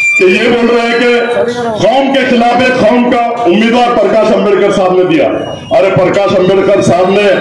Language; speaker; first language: Hindi; non-native, local second language; Urdu